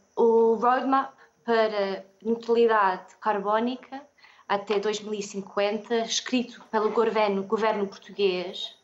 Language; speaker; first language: Portuguese; non-native, fluent; English